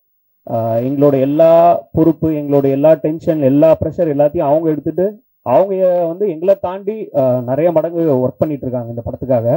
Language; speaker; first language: Tamil; native; Tamil